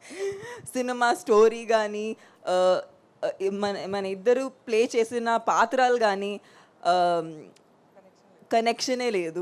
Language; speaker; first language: Telugu; non-native, local second language; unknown